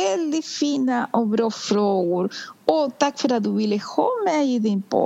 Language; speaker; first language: Swedish; non-native, fluent; Spanish